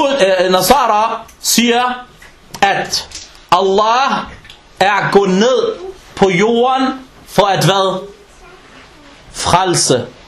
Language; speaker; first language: Danish; non-native, fluent; Arabic